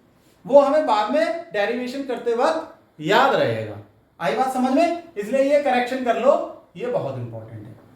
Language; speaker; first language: Hindi; native; Hindi